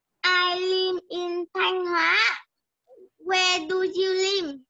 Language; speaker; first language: English; non-native, learner; Vietnamese